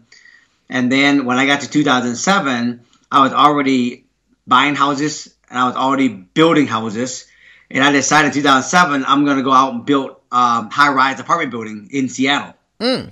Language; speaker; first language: English; early bilingual, other home language; Vietnamese